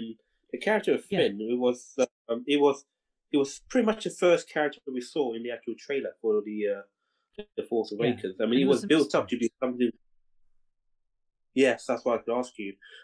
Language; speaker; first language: English; non-native, local second language; Cantonese